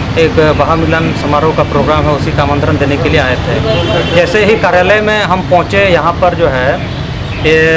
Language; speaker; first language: Hindi; native; Hindi